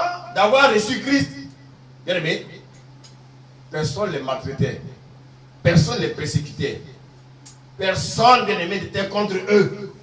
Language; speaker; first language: French; native; French